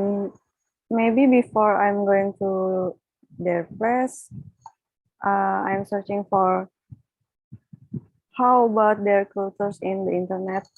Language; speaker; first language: English; non-native, learner; Indonesian